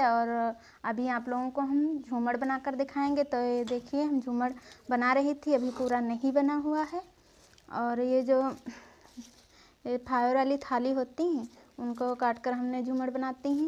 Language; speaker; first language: Hindi; native; Hindi